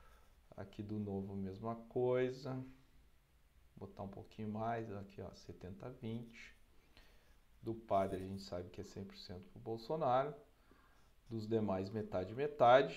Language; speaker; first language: Portuguese; native; Portuguese